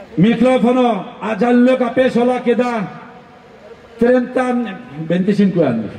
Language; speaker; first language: Italian; non-native, learner; Bangla